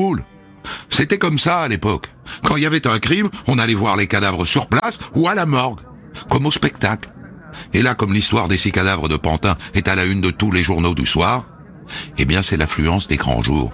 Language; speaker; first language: French; native; French